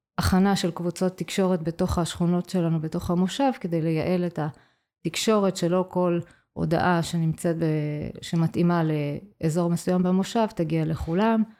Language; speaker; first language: Hebrew; native; Hebrew